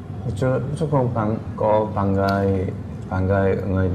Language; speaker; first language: Vietnamese; non-native, learner; Korean